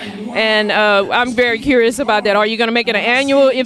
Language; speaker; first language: English; native; English